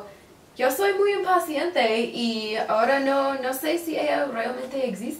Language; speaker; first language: Spanish; non-native, learner; English